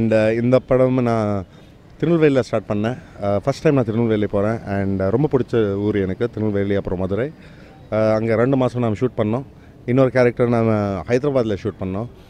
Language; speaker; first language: Tamil; non-native, fluent; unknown